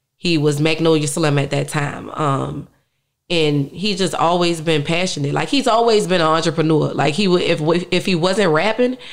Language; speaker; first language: English; native; English